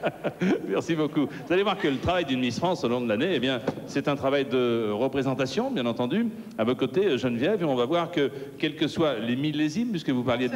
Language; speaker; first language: French; native; French